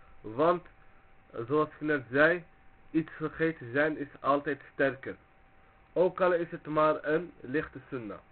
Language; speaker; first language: Dutch; early bilingual, other home language; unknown